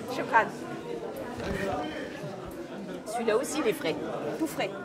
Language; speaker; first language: French; non-native, local second language; Arabic